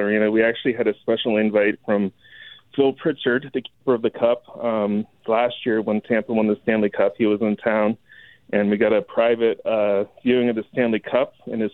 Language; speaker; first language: English; native; English